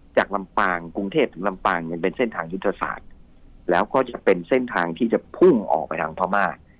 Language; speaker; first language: Thai; native; Thai